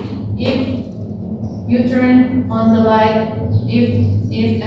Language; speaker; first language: English; non-native, fluent; Indonesian